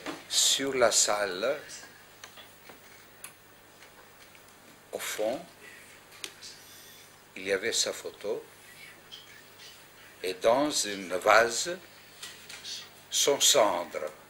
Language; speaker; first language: French; non-native, fluent; Greek